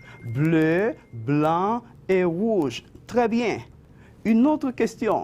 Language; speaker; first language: French; non-native, fluent; Spanish